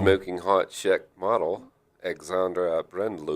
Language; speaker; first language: English; native; English